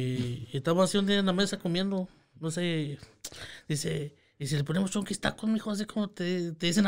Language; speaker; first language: Spanish; native; Spanish